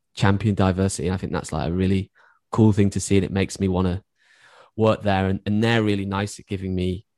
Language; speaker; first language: English; native; English